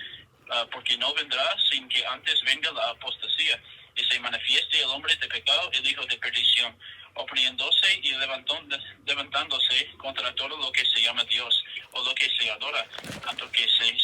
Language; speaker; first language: Spanish; non-native, fluent; English